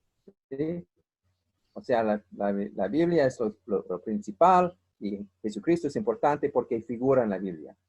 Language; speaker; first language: Spanish; non-native, fluent; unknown